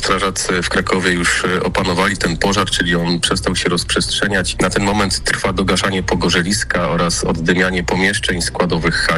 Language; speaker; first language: Polish; native; Polish